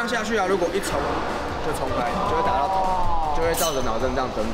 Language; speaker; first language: Chinese; native; Chinese